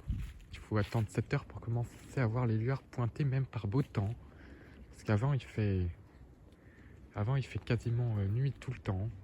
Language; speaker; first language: French; native; French